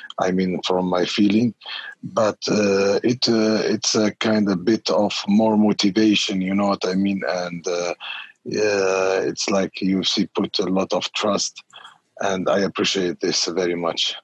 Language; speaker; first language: English; non-native, fluent; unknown